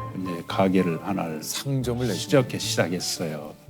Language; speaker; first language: Korean; native; Korean